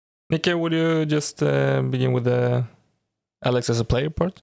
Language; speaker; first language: English; non-native, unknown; Swedish